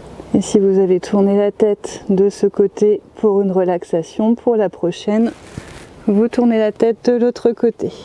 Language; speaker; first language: French; native; French